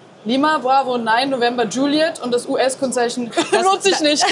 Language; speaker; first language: German; native; German